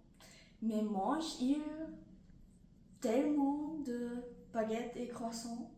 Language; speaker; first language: French; non-native, learner; German